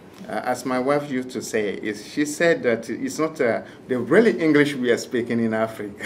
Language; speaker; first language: English; non-native, fluent; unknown